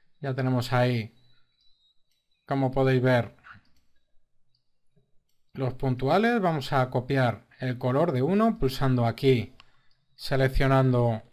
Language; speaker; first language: Spanish; native; Spanish